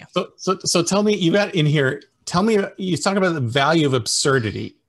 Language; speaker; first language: English; native; English